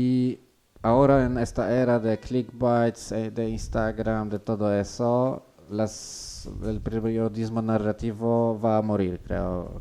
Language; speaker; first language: Spanish; non-native, learner; Polish